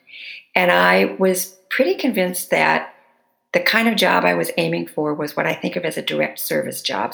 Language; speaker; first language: English; native; English